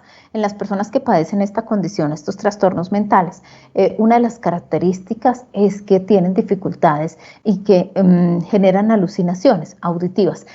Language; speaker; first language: Spanish; native; Spanish